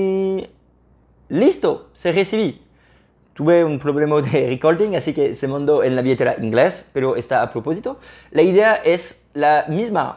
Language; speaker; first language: Spanish; non-native, fluent; French